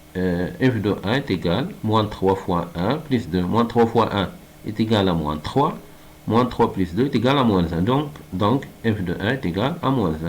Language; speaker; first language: French; non-native, local second language; Arabic